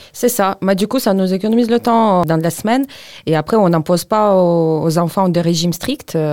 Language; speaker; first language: French; non-native, fluent; Ukrainian